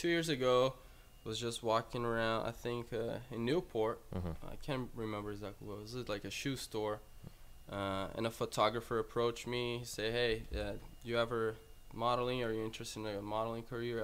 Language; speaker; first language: English; non-native, fluent; Portuguese